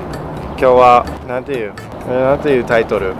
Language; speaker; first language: Japanese; non-native, fluent; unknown